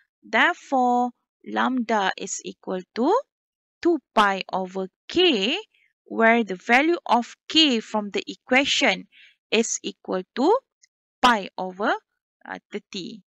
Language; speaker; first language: English; non-native, local second language; Malay